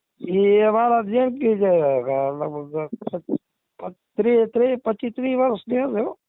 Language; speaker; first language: Gujarati; native; Gujarati